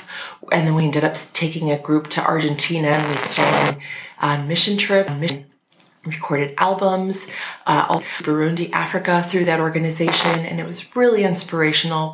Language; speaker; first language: English; native; English